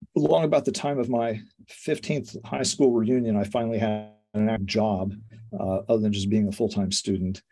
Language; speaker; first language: English; native; English